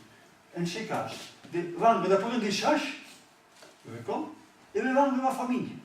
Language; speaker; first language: French; non-native, learner; Catalan